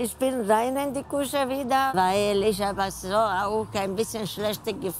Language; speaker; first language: German; non-native, learner; Spanish